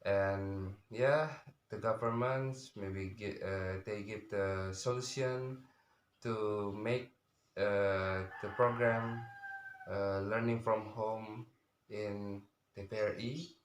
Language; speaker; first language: English; non-native, learner; Indonesian